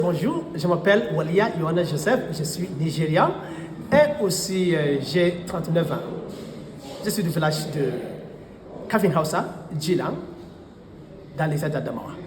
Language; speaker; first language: French; non-native, fluent; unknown